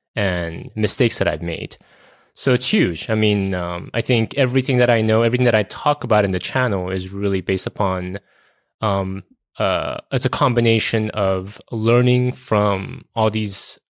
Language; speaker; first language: English; early bilingual, other home language; Korean